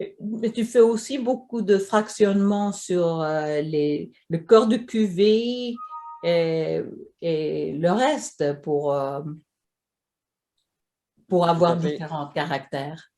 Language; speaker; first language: French; non-native, fluent; Swedish